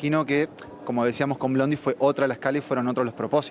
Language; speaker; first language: Spanish; native; Spanish